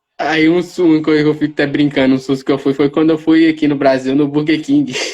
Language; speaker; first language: Portuguese; native; Portuguese